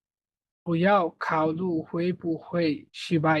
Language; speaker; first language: Chinese; non-native, learner; Bangla